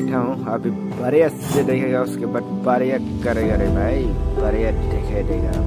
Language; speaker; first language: Hindi; non-native, local second language; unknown